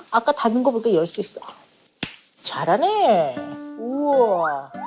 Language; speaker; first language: Korean; native; Korean